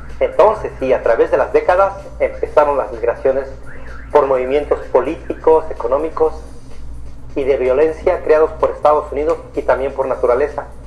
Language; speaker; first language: Spanish; native; Spanish